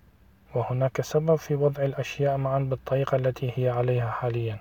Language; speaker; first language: Arabic; native; Arabic